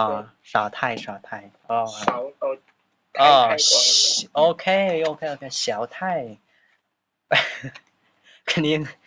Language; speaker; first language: Chinese; non-native, fluent; Khmer